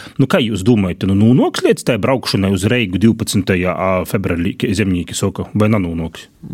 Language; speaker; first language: Latvian; native; Latvian